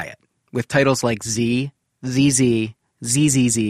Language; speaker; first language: English; native; English